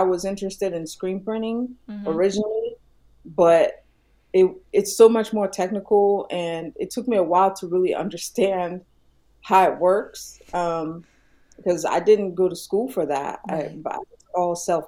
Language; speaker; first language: English; non-native, local second language; Yoruba